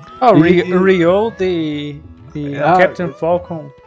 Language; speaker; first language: English; non-native, fluent; Portuguese